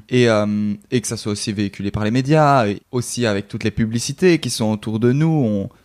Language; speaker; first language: French; native; French